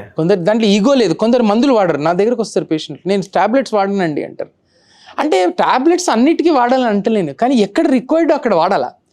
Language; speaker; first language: Telugu; native; Telugu